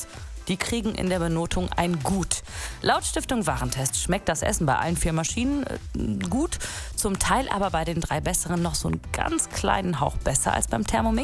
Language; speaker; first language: German; native; German